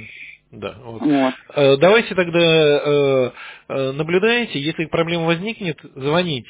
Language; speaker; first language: Russian; native; Russian